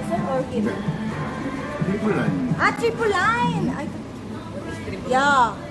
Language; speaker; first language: English; non-native, local second language; Filipino